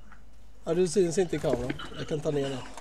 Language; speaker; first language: Swedish; native; Swedish